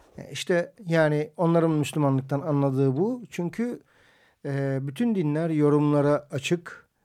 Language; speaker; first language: Turkish; native; Turkish